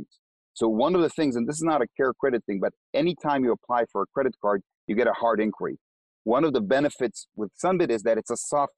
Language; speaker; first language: English; non-native, fluent; Hebrew